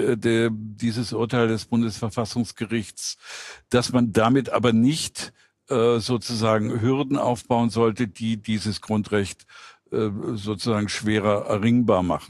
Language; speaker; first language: German; native; German